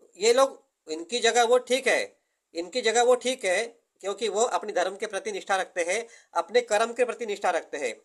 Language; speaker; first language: Hindi; non-native, local second language; Marathi